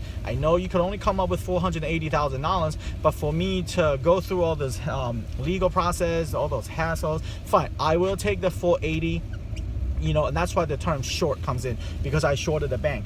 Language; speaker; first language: English; non-native, fluent; Chinese